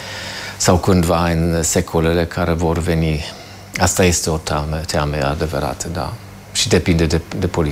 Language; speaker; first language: Romanian; non-native, fluent; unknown